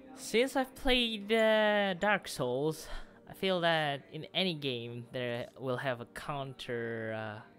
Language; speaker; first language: English; non-native, fluent; Vietnamese